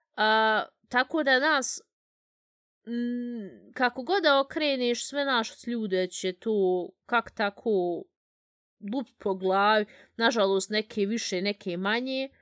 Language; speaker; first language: Bosnian; early bilingual, heritage; Bosnian